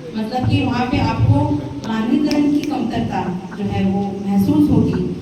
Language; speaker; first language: Hindi; non-native, local second language; Marathi